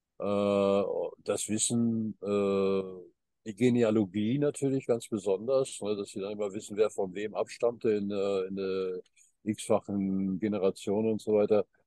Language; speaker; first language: German; early bilingual, heritage; German